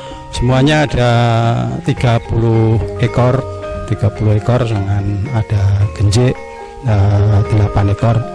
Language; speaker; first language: Indonesian; non-native, local second language; Javanese